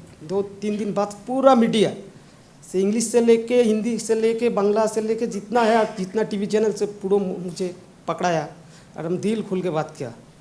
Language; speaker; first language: Hindi; non-native, local second language; Bangla